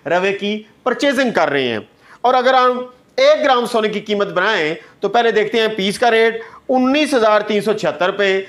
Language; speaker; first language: Urdu; non-native, local second language; Punjabi